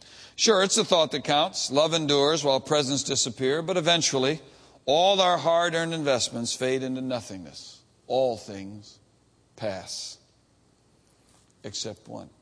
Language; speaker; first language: English; native; English